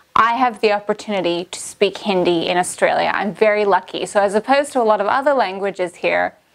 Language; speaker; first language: English; native; English